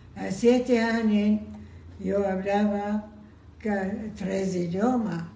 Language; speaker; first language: Spanish; non-native, learner; Persian